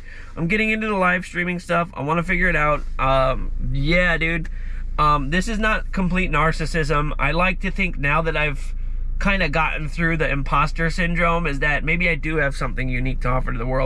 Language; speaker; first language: English; native; English